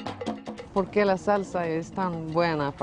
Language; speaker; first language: Spanish; non-native, fluent; Swedish